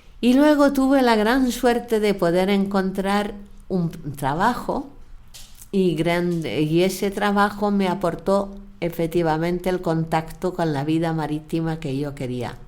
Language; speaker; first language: Spanish; non-native, fluent; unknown